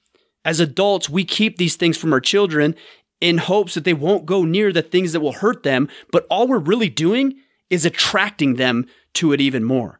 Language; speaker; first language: English; native; English